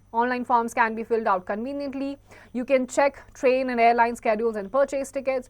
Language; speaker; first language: English; non-native, local second language; Hindi